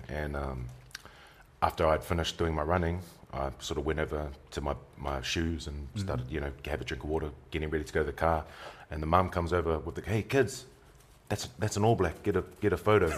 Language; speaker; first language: English; native; English